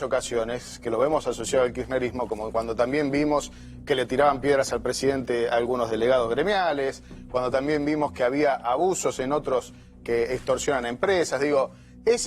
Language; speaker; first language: Spanish; native; Spanish